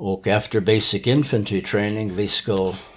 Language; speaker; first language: Swedish; early bilingual, heritage; English